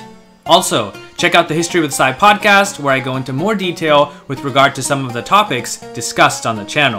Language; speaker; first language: English; native; English